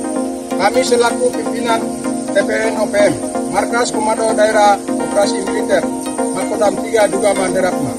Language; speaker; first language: Indonesian; non-native, local second language; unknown